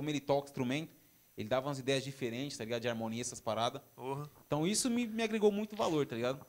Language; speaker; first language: Portuguese; native; Portuguese